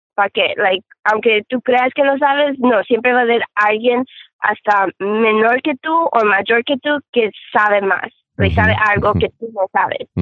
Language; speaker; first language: Spanish; early bilingual, heritage; Spanish